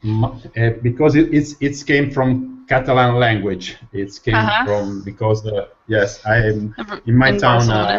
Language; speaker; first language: English; non-native, learner; Italian